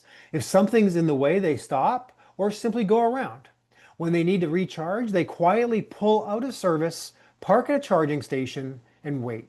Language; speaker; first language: English; native; English